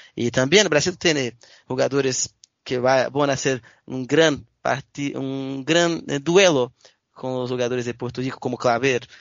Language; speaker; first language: Spanish; non-native, learner; Portuguese